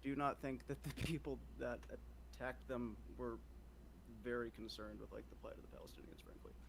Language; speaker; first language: English; native; English